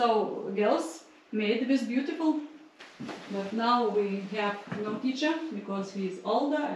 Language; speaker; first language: English; non-native, learner; Lithuanian